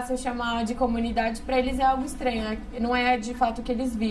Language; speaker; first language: Portuguese; native; Portuguese